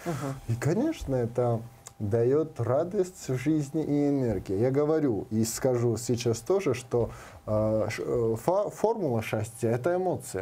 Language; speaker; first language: Russian; non-native, learner; Georgian